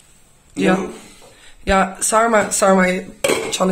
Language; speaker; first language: Turkish; non-native, fluent; Dutch